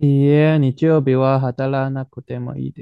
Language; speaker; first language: Japanese; non-native, learner; Chinese